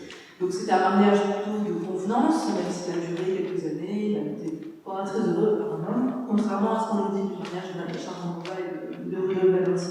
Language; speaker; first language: French; native; French